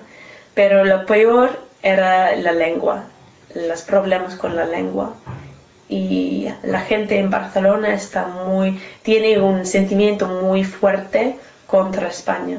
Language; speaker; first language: Spanish; non-native, learner; English